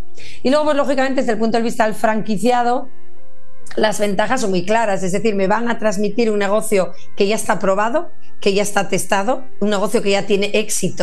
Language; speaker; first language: Spanish; native; Spanish